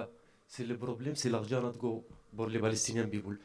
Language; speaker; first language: French; non-native, learner; Arabic